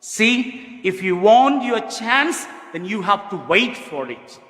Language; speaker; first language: English; non-native, local second language; Tamil